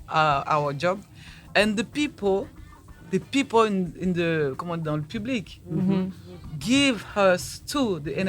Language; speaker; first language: English; non-native, learner; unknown